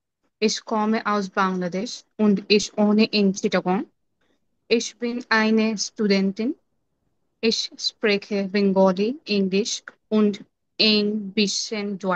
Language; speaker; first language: German; non-native, learner; Bangla